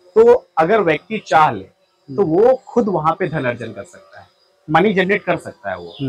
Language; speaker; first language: Hindi; native; Hindi